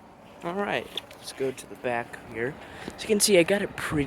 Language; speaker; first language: English; native; English